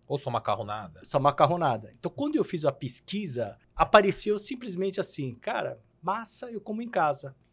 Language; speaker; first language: Portuguese; early bilingual, other home language; Korean